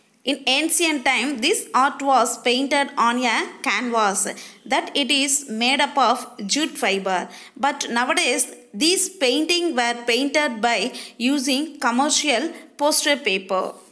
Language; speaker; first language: English; non-native, local second language; Tamil